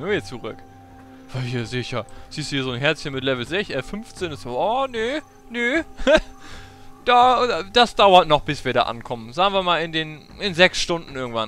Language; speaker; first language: German; native; German